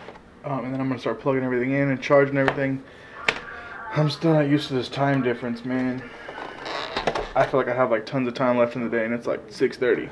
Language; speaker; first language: English; native; English